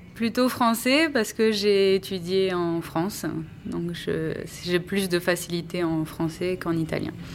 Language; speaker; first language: French; native; French